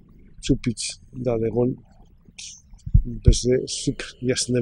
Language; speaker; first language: Macedonian; non-native, learner; Spanish